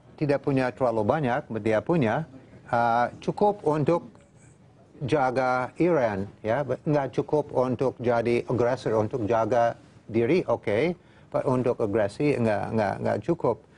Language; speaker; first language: Indonesian; non-native, fluent; English